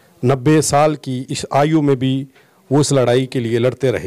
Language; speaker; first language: Hindi; native; Hindi